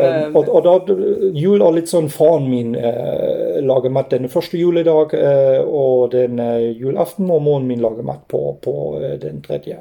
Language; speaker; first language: Norwegian; non-native, fluent; German